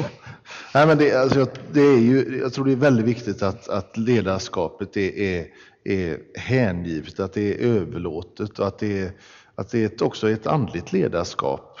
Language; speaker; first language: Swedish; native; Swedish